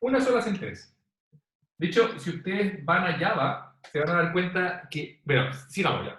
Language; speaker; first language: Spanish; native; Spanish